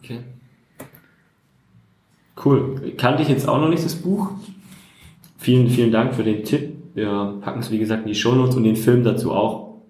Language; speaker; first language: German; native; German